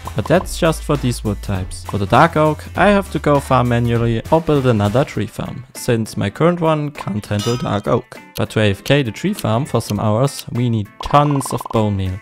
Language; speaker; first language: English; non-native, fluent; German